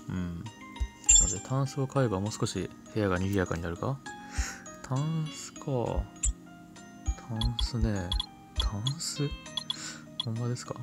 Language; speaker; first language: Japanese; native; Japanese